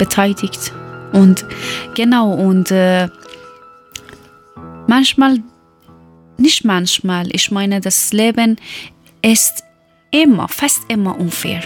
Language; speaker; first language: German; non-native, learner; Persian